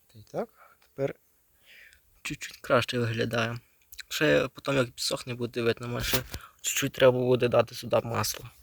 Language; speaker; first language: Ukrainian; native; Ukrainian